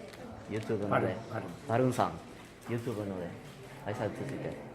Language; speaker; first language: Japanese; non-native, learner; Spanish